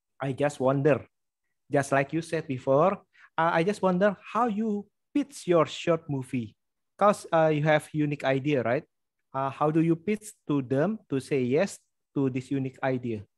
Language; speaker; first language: English; non-native, learner; Indonesian